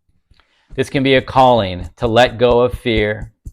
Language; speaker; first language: English; native; English